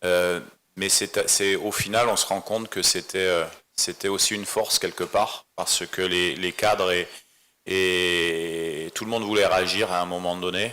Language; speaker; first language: French; native; French